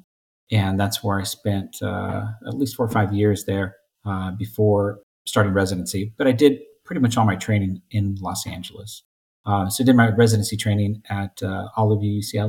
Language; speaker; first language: English; native; English